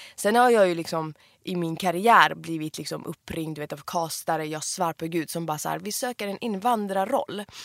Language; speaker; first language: Swedish; early bilingual, other home language; Persian